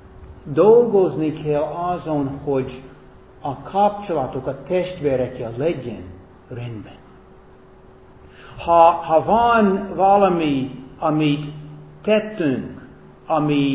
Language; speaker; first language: Hungarian; non-native, fluent; English